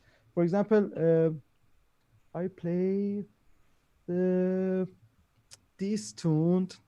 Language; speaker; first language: English; non-native, learner; Persian